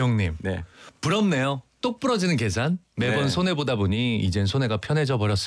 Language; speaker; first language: Korean; native; Korean